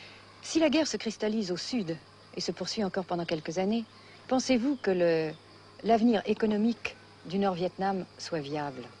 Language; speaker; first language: French; native; French